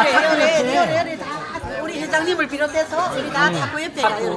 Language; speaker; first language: Korean; early bilingual, heritage; Korean